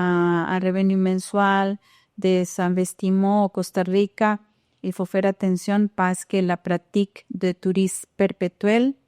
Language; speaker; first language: French; non-native, fluent; Spanish